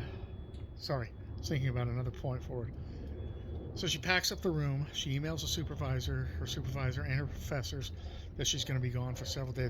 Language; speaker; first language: English; native; English